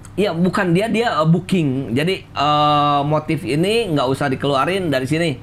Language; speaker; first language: Indonesian; native; Indonesian